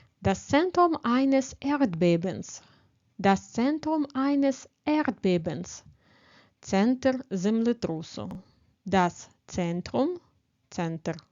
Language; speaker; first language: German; non-native, fluent; Ukrainian